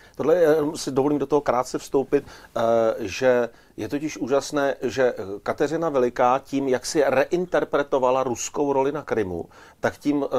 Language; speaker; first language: Czech; native; Czech